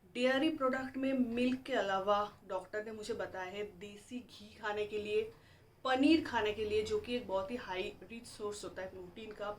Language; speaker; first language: Hindi; non-native, local second language; Bangla